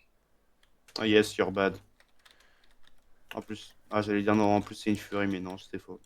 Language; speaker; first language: French; native; French